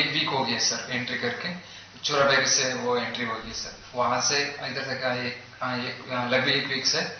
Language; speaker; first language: Hindi; non-native, local second language; Kannada